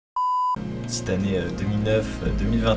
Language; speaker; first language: French; native; French